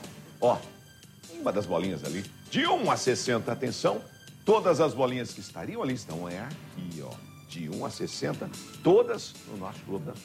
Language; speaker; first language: Portuguese; native; Portuguese